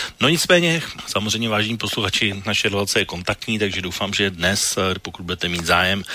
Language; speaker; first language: Czech; native; Czech